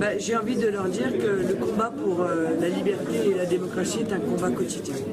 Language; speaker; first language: French; native; French